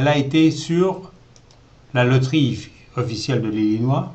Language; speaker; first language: French; native; French